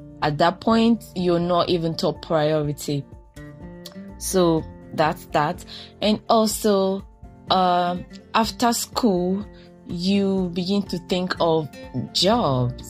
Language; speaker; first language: English; non-native, local second language; Igbo